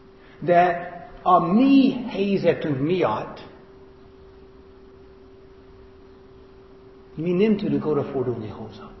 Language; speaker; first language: Hungarian; non-native, fluent; English